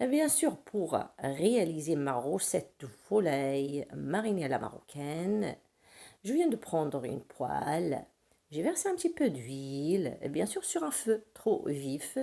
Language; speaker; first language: French; non-native, local second language; Arabic